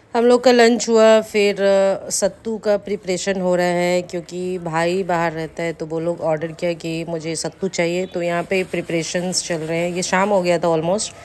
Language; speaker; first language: Hindi; native; Hindi